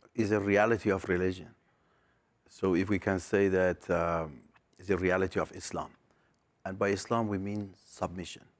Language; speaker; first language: English; non-native, fluent; Persian